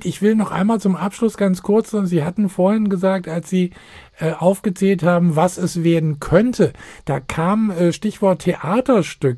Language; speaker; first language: German; native; German